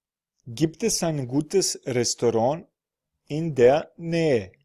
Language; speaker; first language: German; non-native, fluent; Serbian